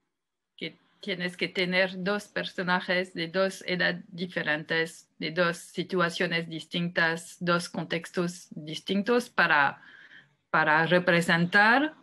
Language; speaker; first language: Spanish; non-native, fluent; French